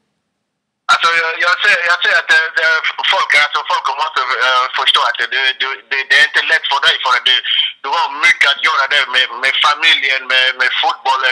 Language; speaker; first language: Swedish; non-native, fluent; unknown